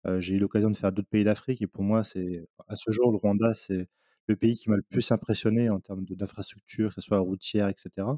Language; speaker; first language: French; native; French